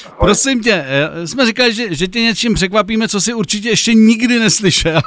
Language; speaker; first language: Czech; native; Czech